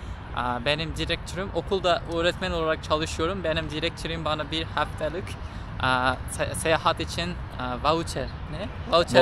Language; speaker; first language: Turkish; non-native, learner; Uzbek